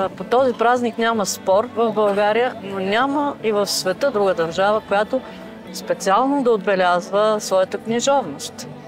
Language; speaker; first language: Bulgarian; early bilingual, heritage; Bulgarian